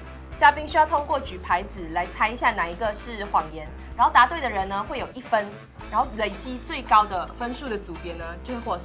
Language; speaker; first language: Chinese; native; Chinese